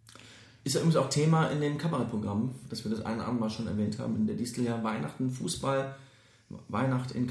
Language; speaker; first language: German; native; German